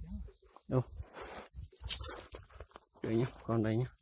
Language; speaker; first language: Vietnamese; non-native, local second language; Hmong